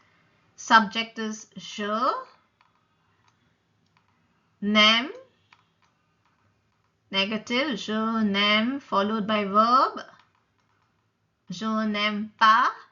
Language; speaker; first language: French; non-native, fluent; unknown